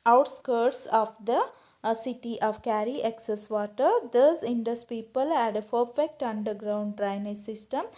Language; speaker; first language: English; non-native, local second language; Kannada